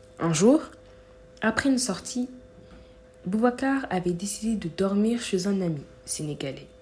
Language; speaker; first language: French; non-native, local second language; Wolof